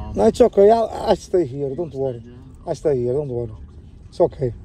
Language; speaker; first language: English; non-native, learner; Portuguese